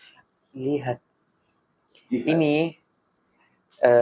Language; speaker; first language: Indonesian; non-native, fluent; Arabic